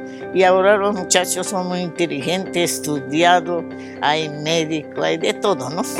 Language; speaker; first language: Spanish; non-native, fluent; Japanese